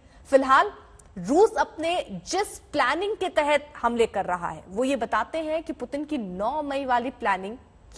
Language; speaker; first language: Hindi; native; Hindi